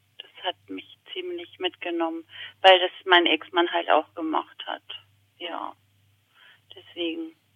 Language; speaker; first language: German; early bilingual, other home language; Italian